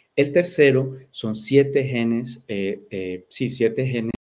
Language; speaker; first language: Spanish; early bilingual, heritage; Spanish